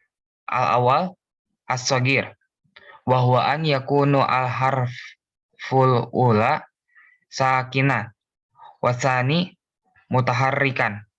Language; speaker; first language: Arabic; non-native, learner; Indonesian